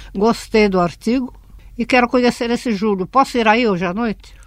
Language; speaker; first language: Portuguese; early bilingual, other home language; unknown